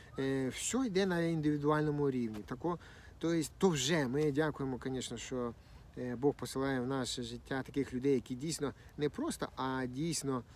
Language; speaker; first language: Ukrainian; non-native, local second language; Russian